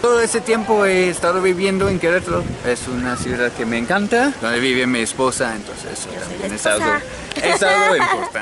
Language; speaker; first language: Spanish; non-native, fluent; English